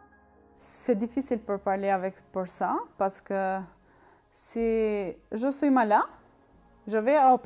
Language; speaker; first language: French; non-native, learner; Albanian